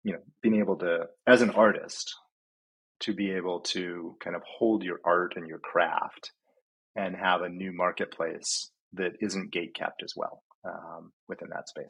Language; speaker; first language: English; native; English